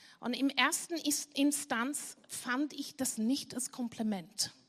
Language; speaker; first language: German; non-native, fluent; English